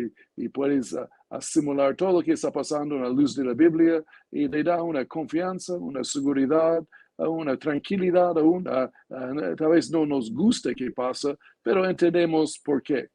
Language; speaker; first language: Spanish; non-native, fluent; English